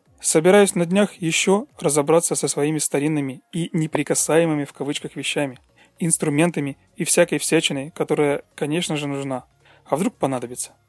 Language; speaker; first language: Russian; native; Russian